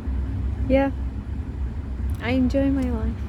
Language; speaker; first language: English; non-native, learner; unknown